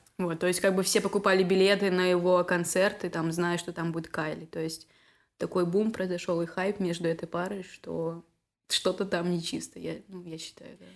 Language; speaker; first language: Russian; native; Russian